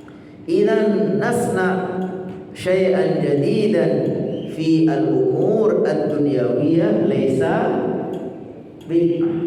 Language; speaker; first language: Arabic; non-native, fluent; Indonesian